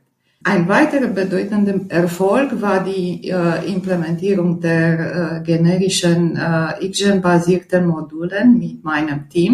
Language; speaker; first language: German; non-native, fluent; Romanian